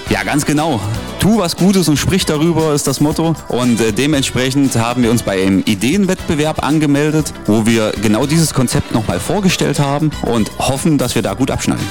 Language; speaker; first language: German; native; German